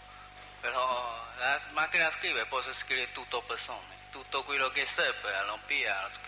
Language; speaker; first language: Italian; non-native, learner; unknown